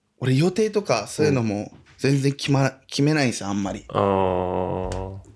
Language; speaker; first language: Japanese; early bilingual, other home language; Portuguese